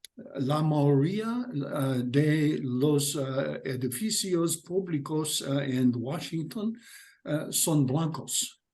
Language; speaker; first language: Spanish; non-native, learner; English